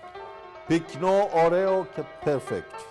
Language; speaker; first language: Greek; non-native, fluent; Persian